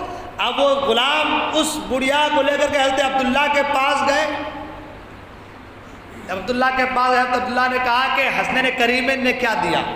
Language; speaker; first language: Urdu; native; Urdu